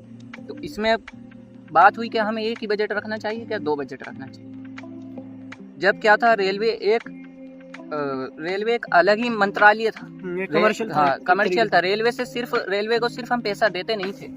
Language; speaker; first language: Hindi; native; Hindi